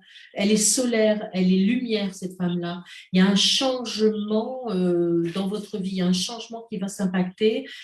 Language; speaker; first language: French; native; French